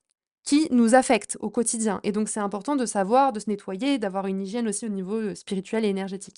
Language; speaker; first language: French; native; French